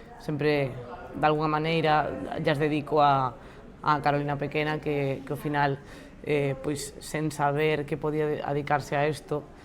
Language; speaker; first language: Galician; non-native, local second language; Spanish